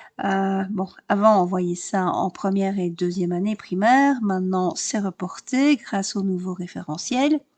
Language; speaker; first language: French; native; French